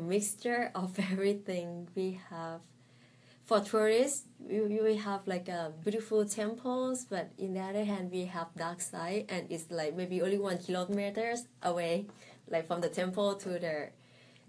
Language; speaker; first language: English; non-native, fluent; Thai